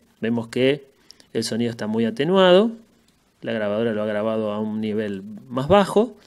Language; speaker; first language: Spanish; native; Spanish